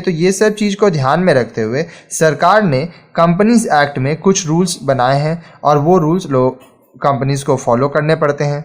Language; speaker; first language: Hindi; native; Hindi